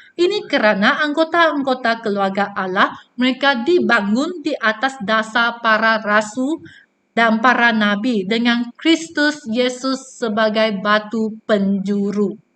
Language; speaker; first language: Malay; non-native, local second language; Chinese